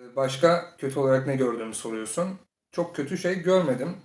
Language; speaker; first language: Turkish; native; Turkish